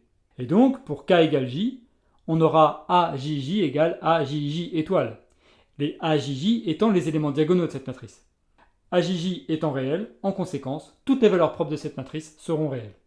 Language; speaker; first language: French; native; French